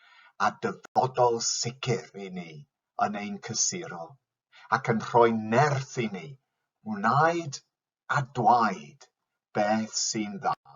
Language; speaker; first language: Welsh; non-native, fluent; English